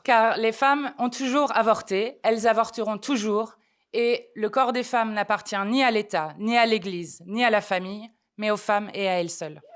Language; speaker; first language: French; native; French